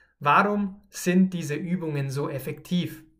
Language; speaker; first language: German; native; German